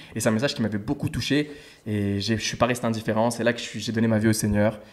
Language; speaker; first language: French; native; French